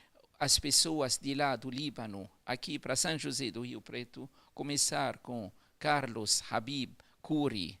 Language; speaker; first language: Portuguese; non-native, fluent; Arabic